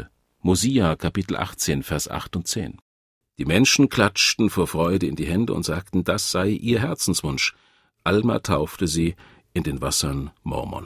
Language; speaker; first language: German; native; German